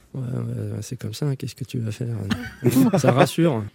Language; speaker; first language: French; native; French